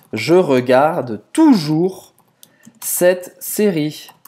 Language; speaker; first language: French; native; French